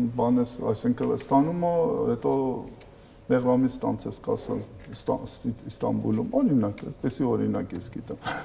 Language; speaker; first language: Armenian; early bilingual, heritage; Armenian